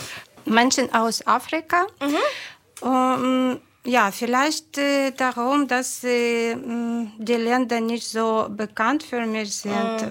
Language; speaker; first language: German; non-native, fluent; Ukrainian